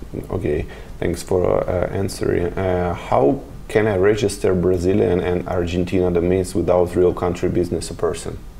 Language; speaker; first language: English; non-native, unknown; Russian